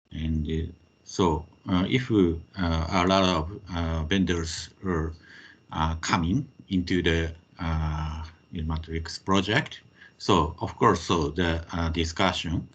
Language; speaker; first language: English; non-native, fluent; Japanese